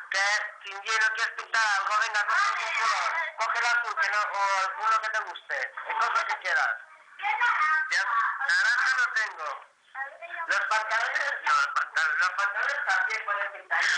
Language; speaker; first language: Spanish; non-native, local second language; Catalan